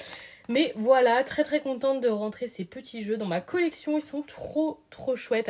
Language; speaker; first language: French; native; French